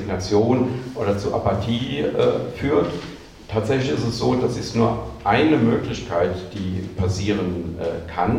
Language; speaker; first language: German; native; German